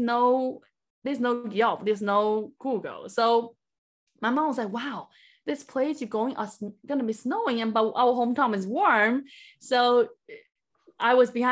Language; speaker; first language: English; non-native, fluent; Chinese